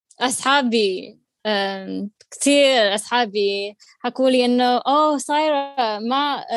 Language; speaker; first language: Arabic; non-native, learner; English